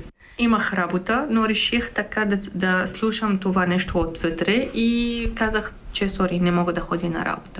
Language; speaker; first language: Bulgarian; non-native, fluent; Arabic